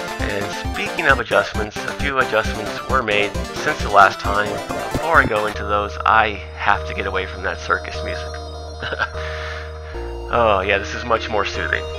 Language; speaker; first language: English; native; English